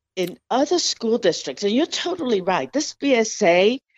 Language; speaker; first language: English; non-native, fluent; Spanish